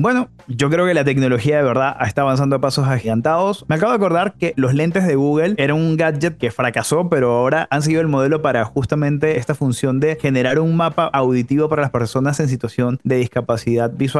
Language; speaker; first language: Spanish; native; Spanish